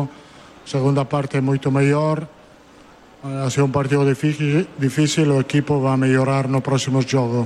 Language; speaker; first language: Portuguese; non-native, fluent; Italian